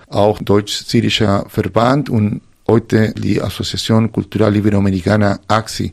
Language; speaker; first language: German; non-native, fluent; Spanish